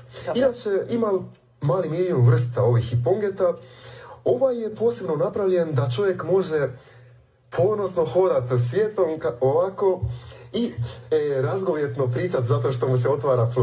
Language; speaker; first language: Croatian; non-native, fluent; Japanese